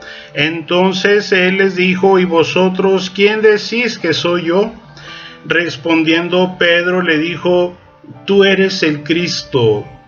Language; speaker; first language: Spanish; native; Spanish